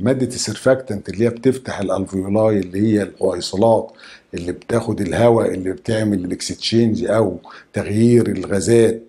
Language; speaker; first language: Arabic; native; Arabic